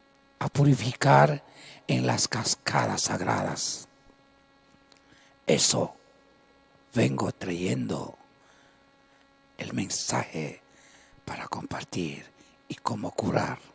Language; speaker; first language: Spanish; non-native, local second language; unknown